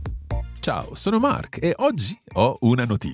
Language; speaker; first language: Italian; non-native, fluent; English